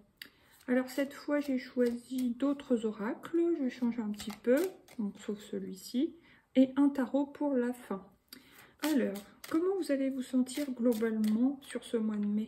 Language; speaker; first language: French; native; French